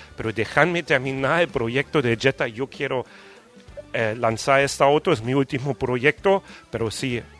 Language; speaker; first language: Spanish; non-native, fluent; German